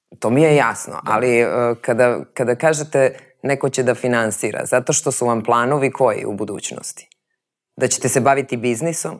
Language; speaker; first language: Serbian; native; Serbian